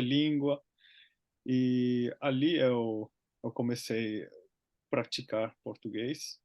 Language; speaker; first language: Portuguese; non-native, learner; Finnish